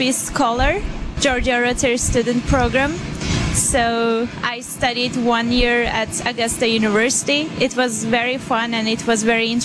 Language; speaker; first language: English; non-native, fluent; Turkish